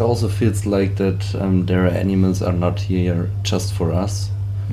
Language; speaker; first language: English; non-native, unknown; German